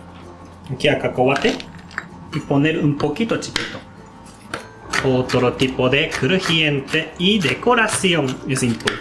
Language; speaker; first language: Spanish; non-native, learner; Japanese